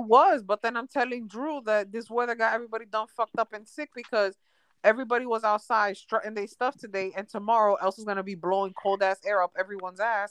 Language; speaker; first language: English; early bilingual, other home language; Spanish